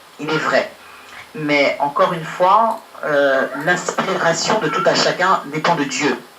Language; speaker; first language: French; early bilingual, other home language; Lingala